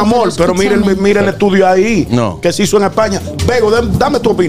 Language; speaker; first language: Spanish; native; Spanish